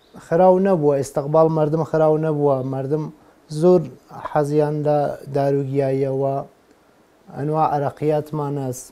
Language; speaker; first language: Central Kurdish; non-native, local second language; Gurani